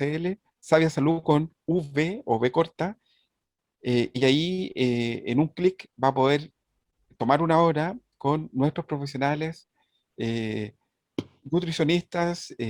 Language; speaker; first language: Spanish; native; Spanish